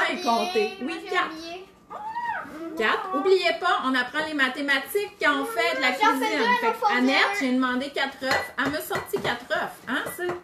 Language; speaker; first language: French; native; French